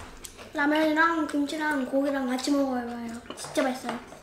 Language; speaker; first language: Vietnamese; early bilingual, heritage; Korean